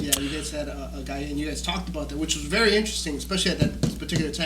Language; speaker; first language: English; early bilingual, other home language; Spanish